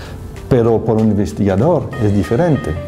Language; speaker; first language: Spanish; non-native, fluent; French